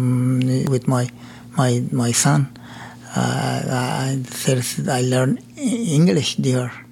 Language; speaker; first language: English; non-native, learner; Persian